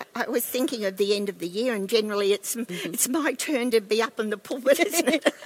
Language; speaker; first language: English; native; English